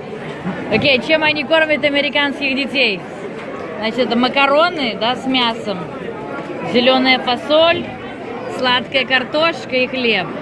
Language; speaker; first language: Russian; native; Russian